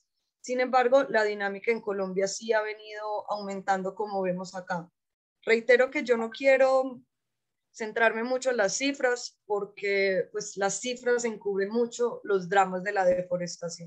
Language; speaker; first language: Spanish; native; Spanish